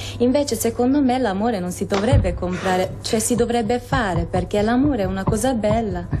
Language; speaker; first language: Italian; non-native, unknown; Hungarian